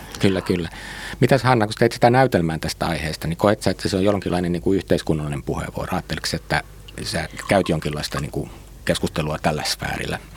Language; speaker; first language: Finnish; native; Finnish